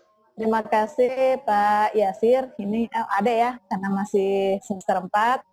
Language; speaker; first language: Indonesian; native; Indonesian